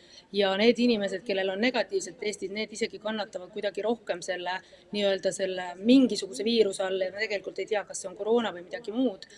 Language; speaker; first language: Estonian; native; Estonian